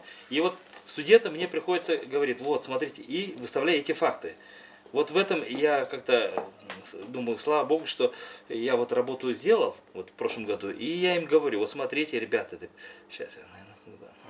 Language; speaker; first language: Russian; non-native, local second language; Kyrgyz